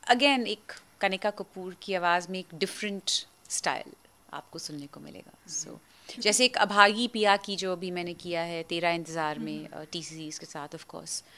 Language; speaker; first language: Hindi; native; Hindi